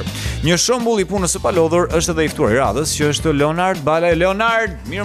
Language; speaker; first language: Albanian; native; Albanian